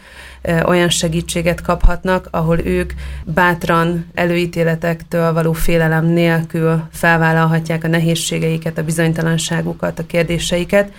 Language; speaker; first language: Hungarian; native; Hungarian